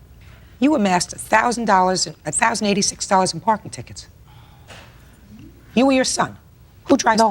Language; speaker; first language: English; native; English